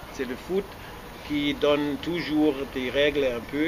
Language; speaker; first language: French; non-native, fluent; German